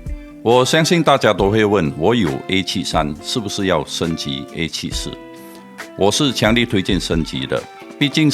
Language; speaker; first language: Chinese; native; Chinese